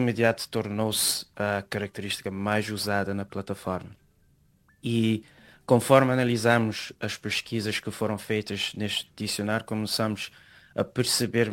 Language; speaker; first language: Portuguese; non-native, local second language; Kabuverdianu